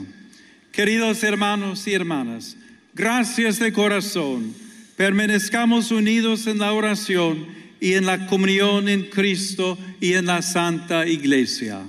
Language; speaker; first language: Spanish; non-native, fluent; English